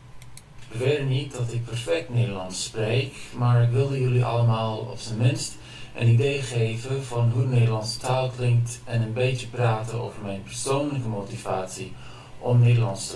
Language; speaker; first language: Dutch; non-native, fluent; English